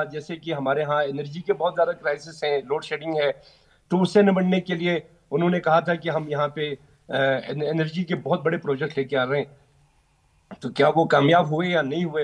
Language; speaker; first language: Hindi; non-native, local second language; Balti